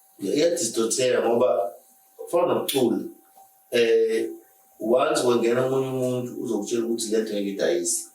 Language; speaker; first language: Zulu; native; Zulu